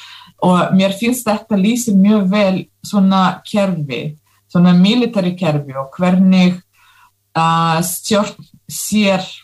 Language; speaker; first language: Icelandic; non-native, fluent; Russian